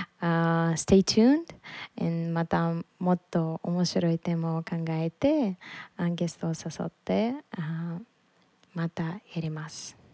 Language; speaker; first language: Japanese; non-native, learner; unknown